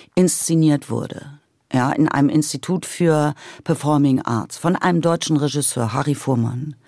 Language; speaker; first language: German; native; German